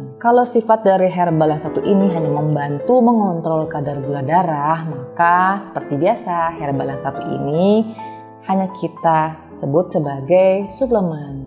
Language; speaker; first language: Indonesian; native; Indonesian